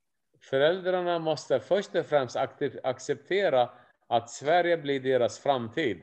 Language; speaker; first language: Swedish; non-native, fluent; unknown